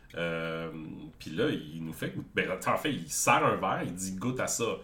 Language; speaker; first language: French; native; French